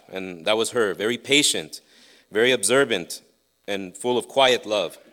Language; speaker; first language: English; early bilingual, other home language; Spanish